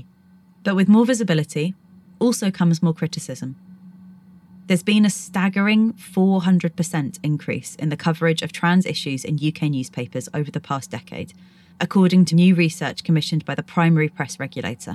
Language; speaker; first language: English; native; English